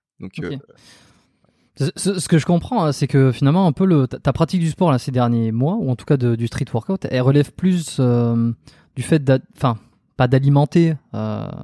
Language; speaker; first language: French; native; French